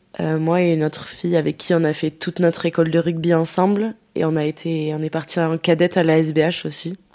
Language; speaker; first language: French; early bilingual, other home language; Dutch